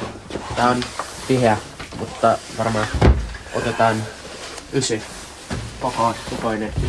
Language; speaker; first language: Finnish; non-native, learner; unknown